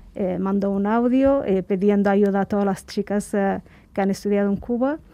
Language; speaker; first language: Spanish; native; Spanish